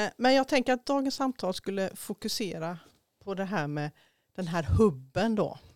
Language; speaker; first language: Swedish; native; Swedish